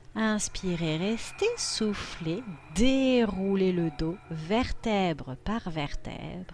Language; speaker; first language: French; native; French